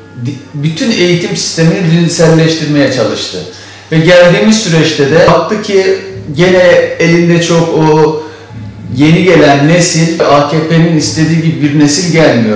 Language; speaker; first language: Turkish; native; Turkish